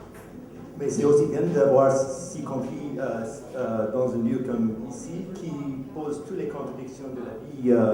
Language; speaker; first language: French; non-native, fluent; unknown